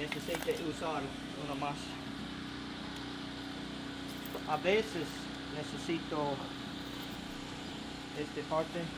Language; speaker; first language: Spanish; non-native, learner; English